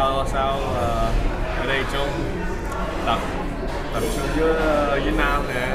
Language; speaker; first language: Vietnamese; early bilingual, heritage; English